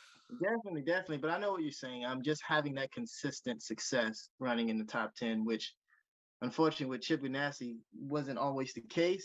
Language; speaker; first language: English; native; English